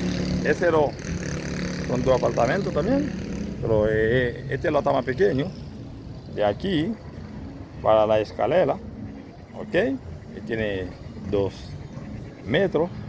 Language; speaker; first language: Spanish; non-native, learner; Haitian Creole